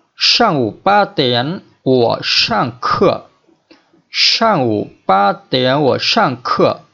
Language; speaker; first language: Chinese; non-native, learner; Vietnamese